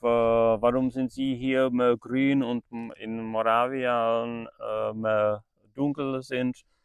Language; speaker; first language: German; non-native, fluent; Czech